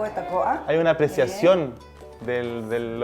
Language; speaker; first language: Spanish; native; Spanish